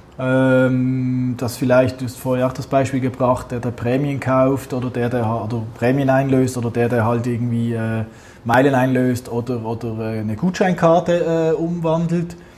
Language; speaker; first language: German; native; German